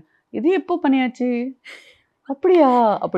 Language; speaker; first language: Tamil; non-native, local second language; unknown